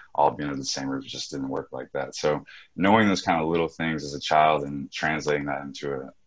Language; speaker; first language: English; native; English